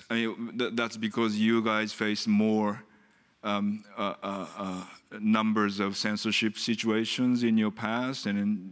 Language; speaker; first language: English; non-native, fluent; Japanese